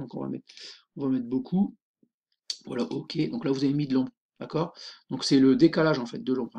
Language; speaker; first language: French; native; French